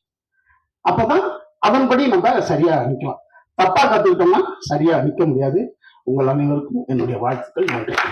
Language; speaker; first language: Tamil; native; Tamil